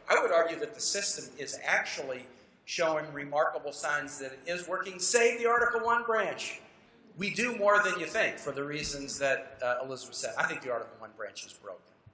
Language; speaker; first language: English; native; English